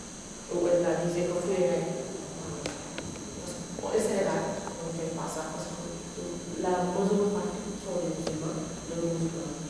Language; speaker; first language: French; non-native, learner; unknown